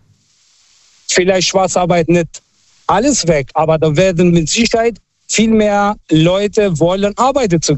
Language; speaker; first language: German; non-native, fluent; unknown